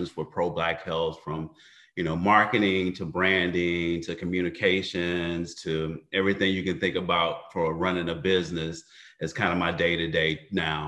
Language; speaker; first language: English; native; English